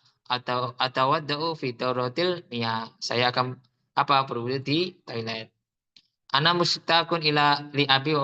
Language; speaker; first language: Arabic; non-native, learner; Indonesian